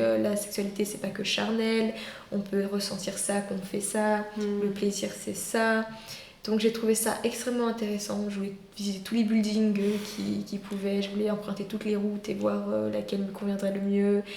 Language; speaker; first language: French; native; French